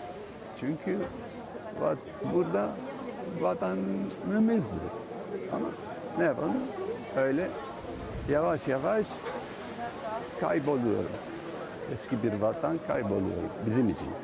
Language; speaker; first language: Turkish; non-native, local second language; Greek